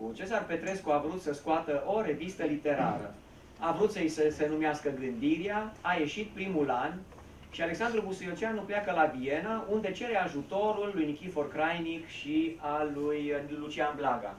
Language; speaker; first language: Romanian; native; Romanian